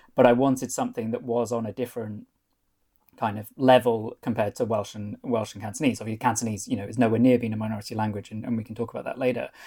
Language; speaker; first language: English; non-native, local second language; Welsh